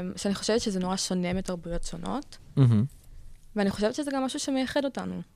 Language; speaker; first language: Hebrew; early bilingual, other home language; English